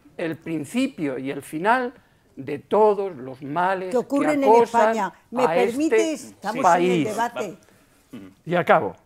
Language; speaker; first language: Spanish; native; Spanish